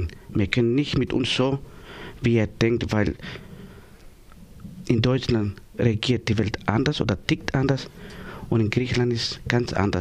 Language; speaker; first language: German; non-native, learner; Greek